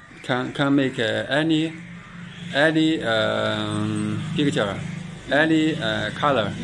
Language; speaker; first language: English; non-native, learner; Chinese